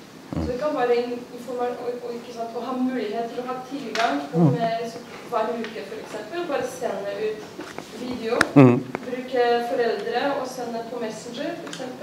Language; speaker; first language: Norwegian; non-native, fluent; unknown